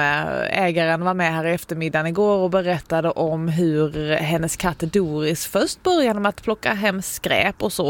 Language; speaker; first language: Swedish; native; Swedish